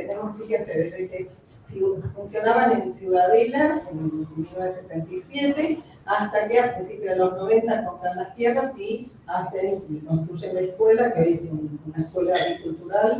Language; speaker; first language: Spanish; native; Spanish